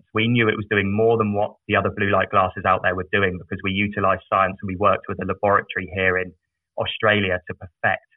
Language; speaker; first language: English; native; English